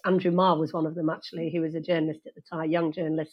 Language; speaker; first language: English; native; English